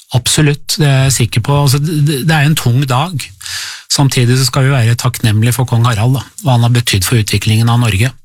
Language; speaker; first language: Norwegian; early bilingual, other home language; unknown